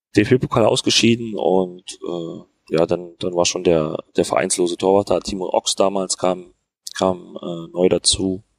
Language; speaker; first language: German; native; German